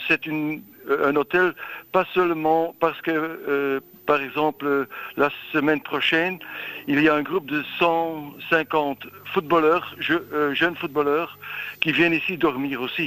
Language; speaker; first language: French; non-native, local second language; Dutch